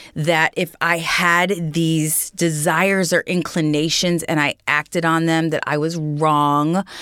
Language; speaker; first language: English; native; English